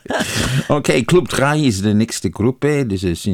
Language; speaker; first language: German; early bilingual, heritage; German